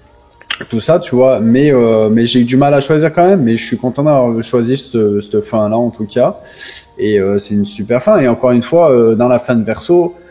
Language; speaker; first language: French; native; French